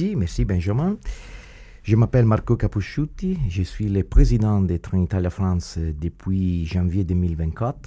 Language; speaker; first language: French; non-native, fluent; Italian